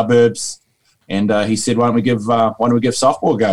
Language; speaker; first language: English; native; English